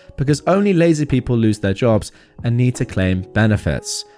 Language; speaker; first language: English; native; English